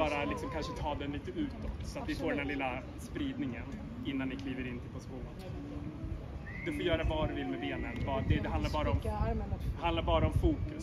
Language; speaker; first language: Swedish; native; Swedish